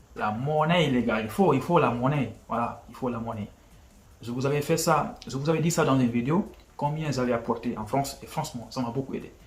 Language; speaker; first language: French; non-native, local second language; Wolof